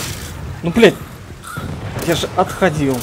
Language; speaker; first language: Russian; native; Russian